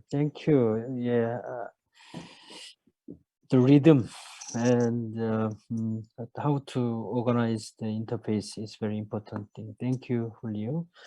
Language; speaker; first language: English; non-native, learner; Korean